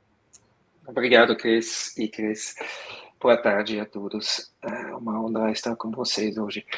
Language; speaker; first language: Portuguese; non-native, fluent; Swiss German